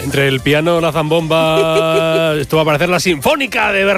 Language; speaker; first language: Spanish; native; Spanish